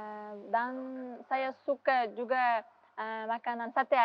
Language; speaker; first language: Indonesian; non-native, learner; Uzbek